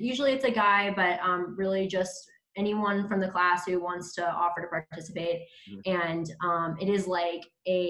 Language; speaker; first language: English; native; English